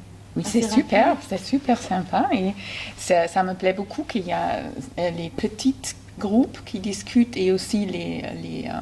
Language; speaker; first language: French; non-native, fluent; German